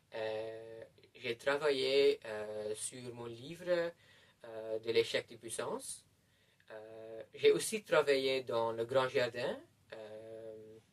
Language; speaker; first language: French; non-native, learner; Dutch